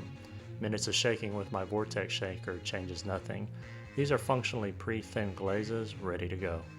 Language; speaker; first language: English; native; English